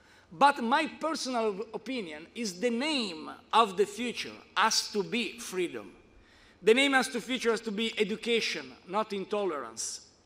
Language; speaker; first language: English; non-native, fluent; Italian